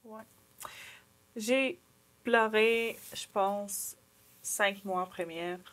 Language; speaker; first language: French; non-native, learner; Ukrainian